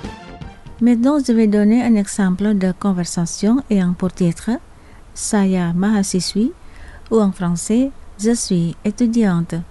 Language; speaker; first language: French; non-native, fluent; Indonesian